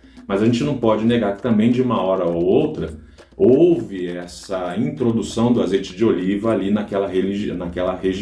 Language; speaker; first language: Portuguese; native; Portuguese